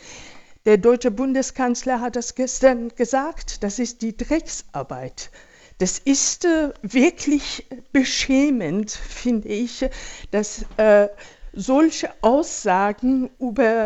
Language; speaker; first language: German; non-native, fluent; Persian